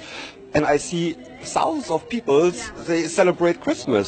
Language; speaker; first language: English; non-native, learner; German